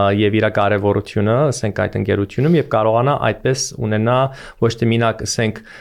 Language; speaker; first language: Armenian; early bilingual, heritage; Armenian